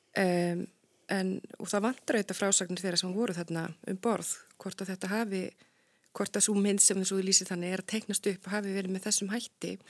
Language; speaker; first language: Icelandic; native; Icelandic